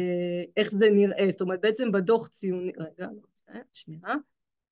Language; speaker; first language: Hebrew; native; Hebrew